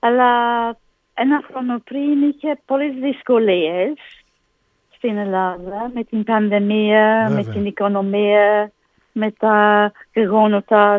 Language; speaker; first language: Greek; non-native, learner; English